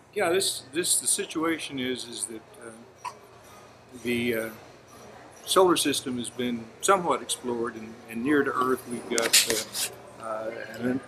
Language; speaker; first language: English; native; English